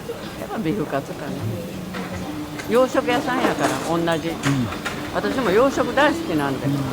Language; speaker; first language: Japanese; native; Japanese